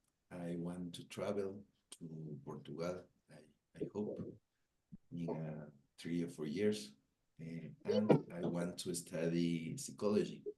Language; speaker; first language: English; non-native, learner; Spanish